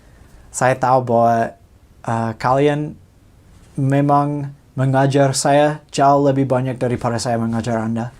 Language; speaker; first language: Indonesian; non-native, fluent; English